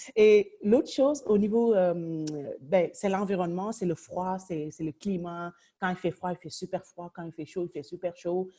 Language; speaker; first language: French; non-native, local second language; Wolof